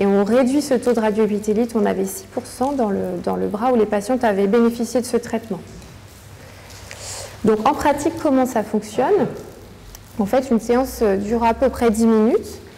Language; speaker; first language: French; native; French